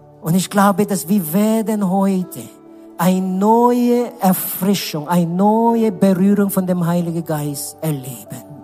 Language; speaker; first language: German; non-native, learner; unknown